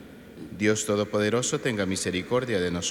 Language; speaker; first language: Spanish; native; Spanish